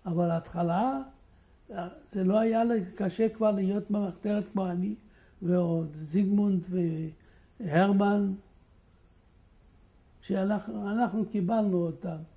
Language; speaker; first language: Hebrew; non-native, fluent; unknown